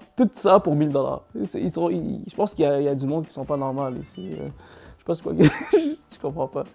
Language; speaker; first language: French; native; French